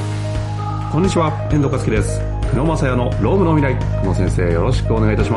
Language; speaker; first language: Japanese; native; Japanese